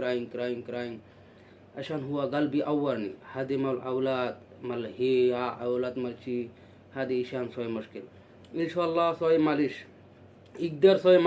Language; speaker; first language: Arabic; non-native, learner; Bangla